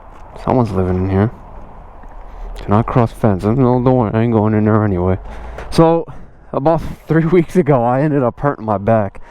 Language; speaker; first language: English; native; English